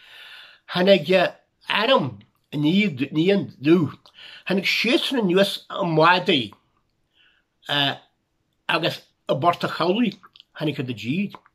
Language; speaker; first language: Irish; native; Irish